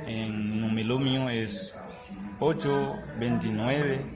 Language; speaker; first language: Spanish; non-native, learner; Haitian Creole